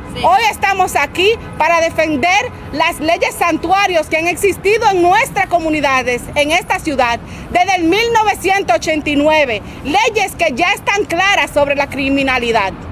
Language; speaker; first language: Spanish; early bilingual, other home language; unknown